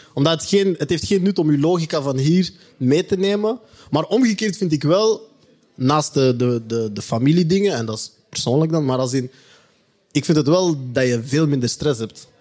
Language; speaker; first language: Dutch; native; Dutch